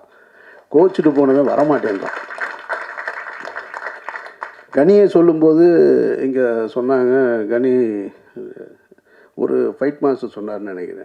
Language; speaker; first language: Tamil; native; Tamil